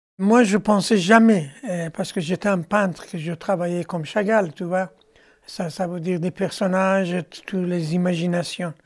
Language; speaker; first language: French; non-native, fluent; Persian